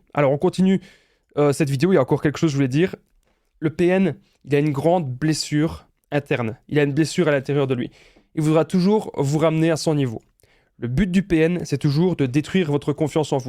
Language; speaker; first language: French; native; French